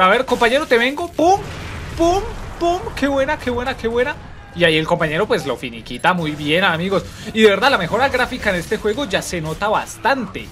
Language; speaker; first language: Spanish; native; Spanish